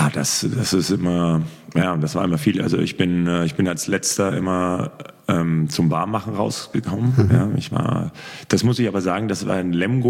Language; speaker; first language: German; native; German